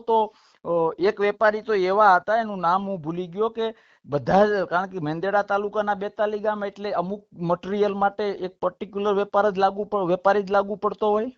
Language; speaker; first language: Gujarati; native; Gujarati